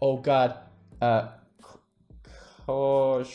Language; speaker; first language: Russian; non-native, learner; English